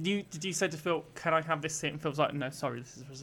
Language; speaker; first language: English; native; English